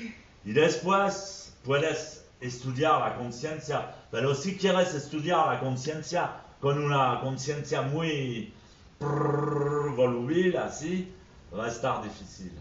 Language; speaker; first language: Spanish; non-native, fluent; French